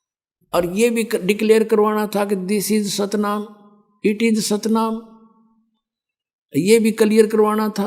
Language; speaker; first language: Hindi; native; Hindi